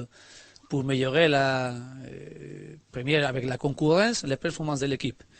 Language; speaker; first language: French; non-native, learner; Spanish